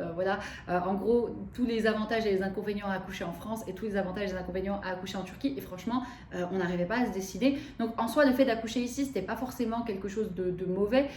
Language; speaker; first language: French; early bilingual, other home language; Arabic